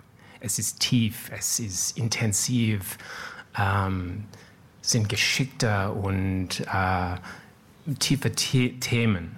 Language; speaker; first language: German; non-native, learner; French